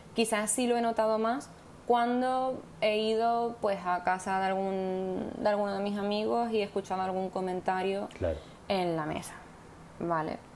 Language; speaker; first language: Spanish; native; Spanish